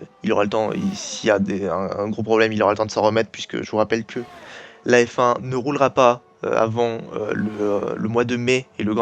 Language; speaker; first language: French; native; French